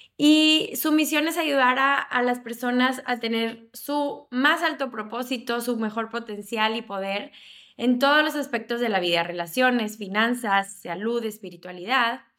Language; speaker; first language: Spanish; native; Spanish